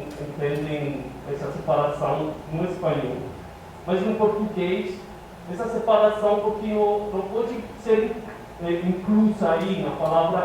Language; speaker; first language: Portuguese; non-native, fluent; Spanish